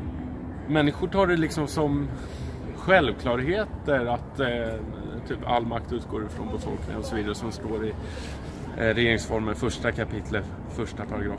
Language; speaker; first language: Swedish; native; Swedish